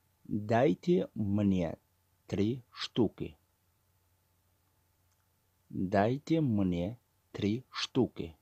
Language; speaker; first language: Russian; non-native, learner; Tajik